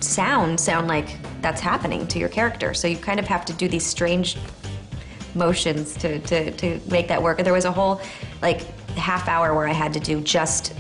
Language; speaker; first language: English; native; English